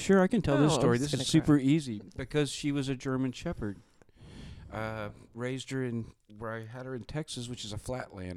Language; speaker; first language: English; native; English